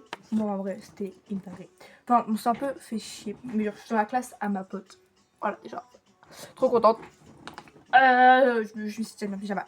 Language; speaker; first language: French; native; French